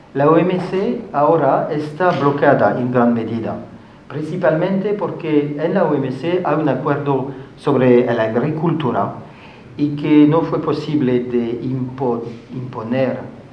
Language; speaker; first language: Spanish; non-native, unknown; French